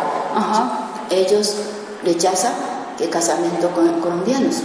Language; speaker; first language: Spanish; non-native, learner; Japanese